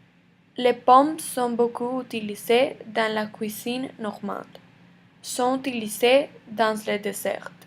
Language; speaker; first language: French; non-native, learner; Spanish